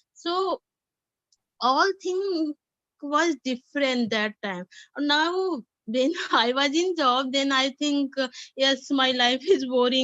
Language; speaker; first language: English; non-native, learner; Hindi